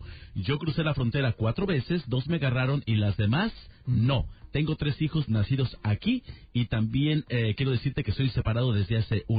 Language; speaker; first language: Spanish; native; Spanish